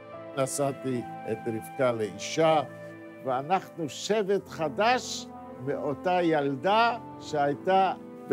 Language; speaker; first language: Hebrew; non-native, fluent; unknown